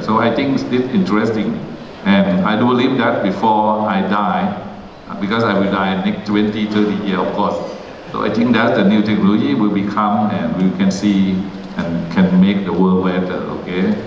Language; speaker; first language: English; non-native, learner; Thai